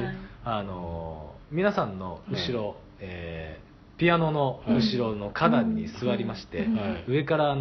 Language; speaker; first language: Japanese; native; Japanese